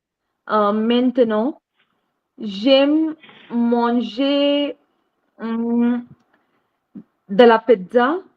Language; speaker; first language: French; non-native, learner; Hindi